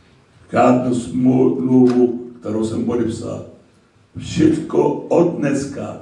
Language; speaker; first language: Slovak; non-native, fluent; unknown